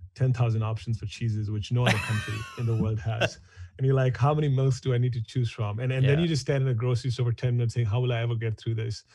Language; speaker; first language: English; non-native, local second language; Hindi